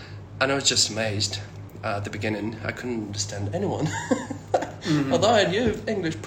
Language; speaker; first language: English; non-native, fluent; Russian